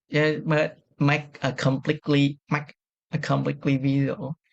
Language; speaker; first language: English; non-native, fluent; Vietnamese